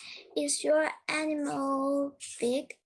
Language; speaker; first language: English; non-native, learner; Chinese